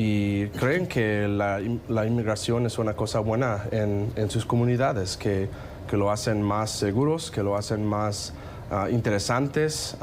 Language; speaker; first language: Spanish; non-native, fluent; English